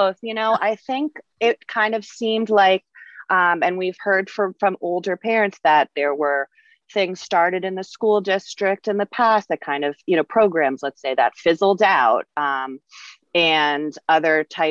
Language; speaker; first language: English; native; English